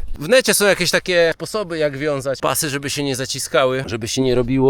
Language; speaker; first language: Polish; native; Polish